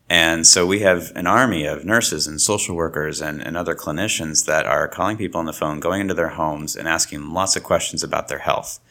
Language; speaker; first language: English; native; English